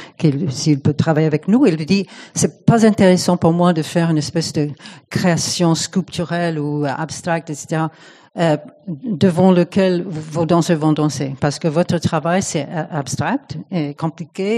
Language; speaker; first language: French; non-native, fluent; English